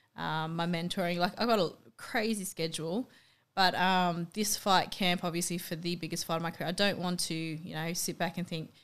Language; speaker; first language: English; native; English